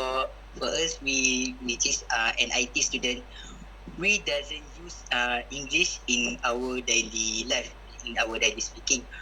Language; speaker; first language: English; non-native, local second language; Malay